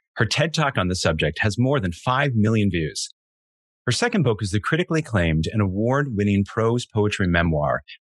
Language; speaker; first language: English; native; English